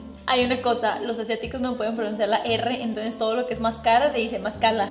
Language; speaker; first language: Spanish; native; Spanish